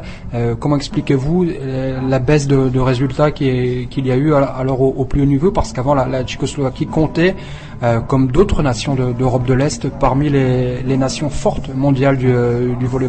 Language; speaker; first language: French; native; French